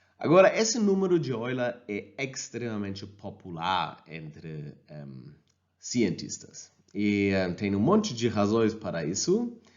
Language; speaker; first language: Portuguese; non-native, fluent; German